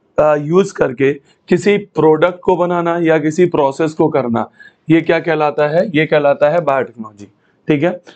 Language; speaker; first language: Hindi; native; Hindi